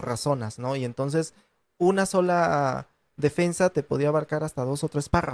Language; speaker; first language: Spanish; native; Spanish